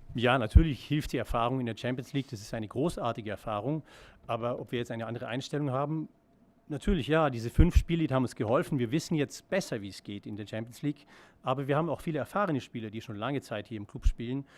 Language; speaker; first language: German; native; German